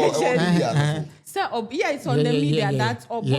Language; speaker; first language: English; non-native, local second language; Akan